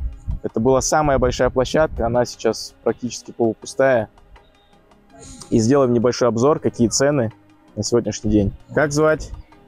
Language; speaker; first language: Russian; native; Russian